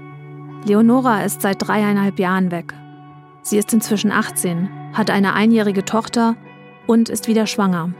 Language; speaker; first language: German; native; German